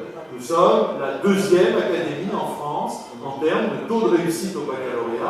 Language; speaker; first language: French; native; French